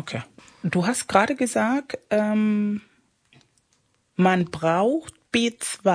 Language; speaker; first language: German; non-native, fluent; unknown